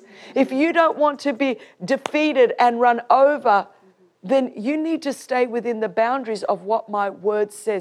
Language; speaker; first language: English; native; English